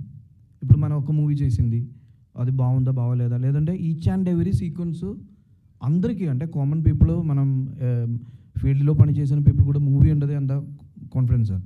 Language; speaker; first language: Telugu; non-native, local second language; Malayalam